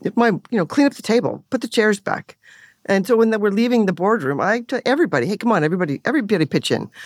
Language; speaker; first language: English; native; English